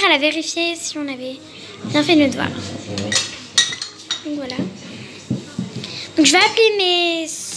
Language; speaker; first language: French; early bilingual, other home language; Arabic